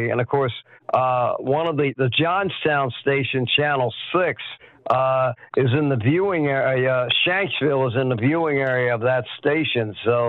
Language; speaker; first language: English; native; English